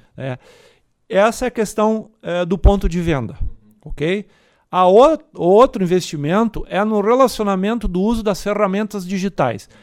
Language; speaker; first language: Portuguese; native; Portuguese